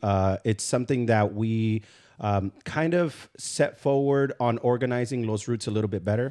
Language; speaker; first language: English; early bilingual, other home language; Spanish